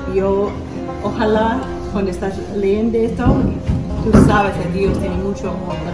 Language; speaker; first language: Spanish; non-native, learner; English